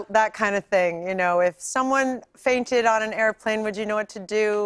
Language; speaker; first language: English; native; English